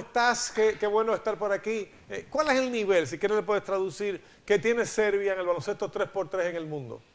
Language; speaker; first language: Spanish; native; Spanish